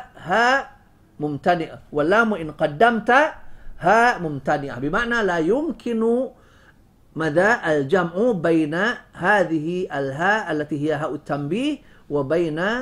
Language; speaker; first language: Arabic; non-native, fluent; Indonesian